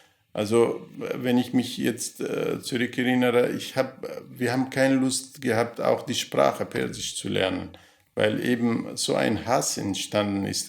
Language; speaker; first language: German; non-native, fluent; Kurdish